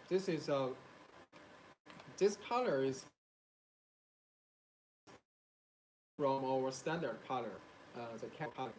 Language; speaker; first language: English; non-native, learner; Chinese